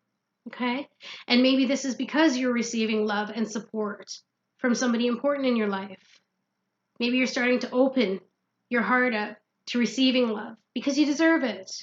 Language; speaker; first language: English; native; English